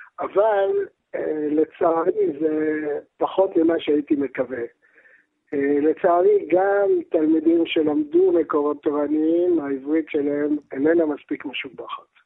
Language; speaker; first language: Hebrew; early bilingual, other home language; Arabic